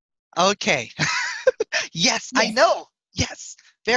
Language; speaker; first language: English; non-native, local second language; Filipino